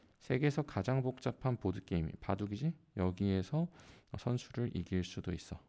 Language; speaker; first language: Korean; native; Korean